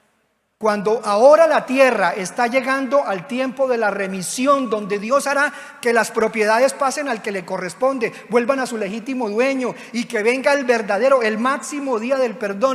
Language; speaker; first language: Spanish; native; Spanish